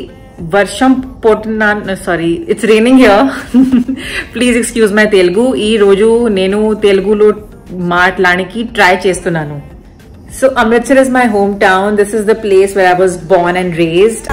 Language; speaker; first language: Telugu; non-native, learner; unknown